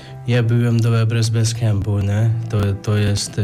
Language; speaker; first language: Polish; non-native, learner; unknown